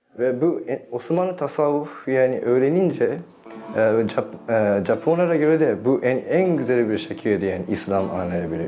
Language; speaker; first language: Turkish; non-native, learner; Japanese